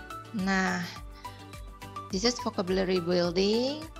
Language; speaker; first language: English; non-native, learner; Indonesian